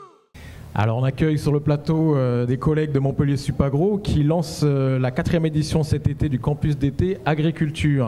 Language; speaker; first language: French; native; French